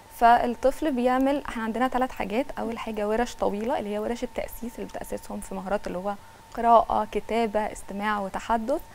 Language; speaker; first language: Arabic; native; Arabic